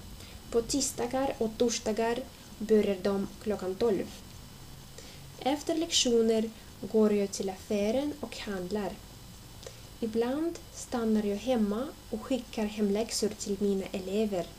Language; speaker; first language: Swedish; non-native, fluent; Russian